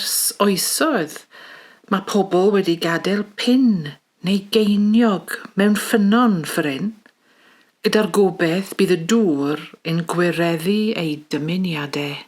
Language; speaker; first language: Welsh; native; Welsh